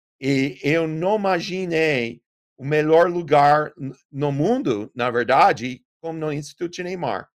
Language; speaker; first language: Portuguese; non-native, learner; English